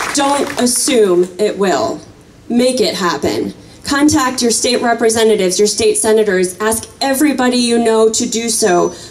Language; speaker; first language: English; native; English